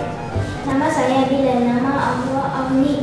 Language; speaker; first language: Indonesian; non-native, learner; Arabic